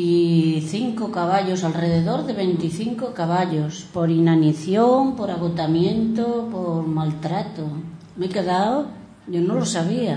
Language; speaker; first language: Spanish; native; Spanish